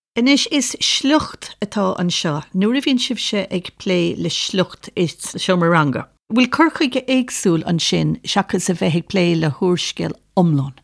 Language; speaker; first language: Irish; native; Irish